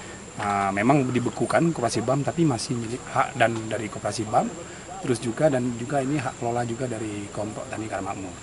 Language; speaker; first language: Indonesian; native; Indonesian